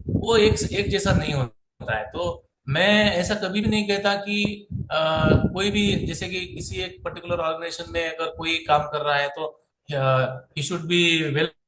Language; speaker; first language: Hindi; non-native, local second language; Marathi